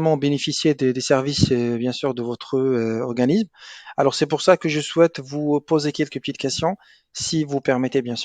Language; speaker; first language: French; non-native, local second language; Arabic